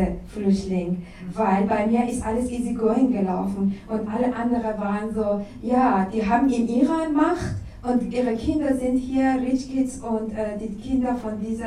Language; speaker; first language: German; non-native, learner; Persian